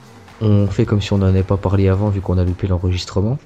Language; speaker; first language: French; native; French